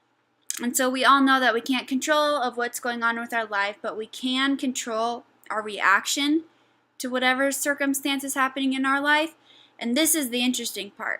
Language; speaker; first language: English; native; English